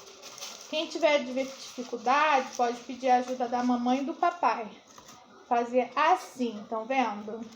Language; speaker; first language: Portuguese; native; Portuguese